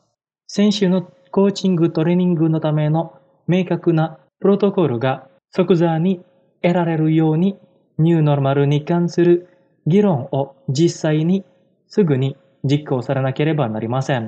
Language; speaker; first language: Japanese; non-native, fluent; Indonesian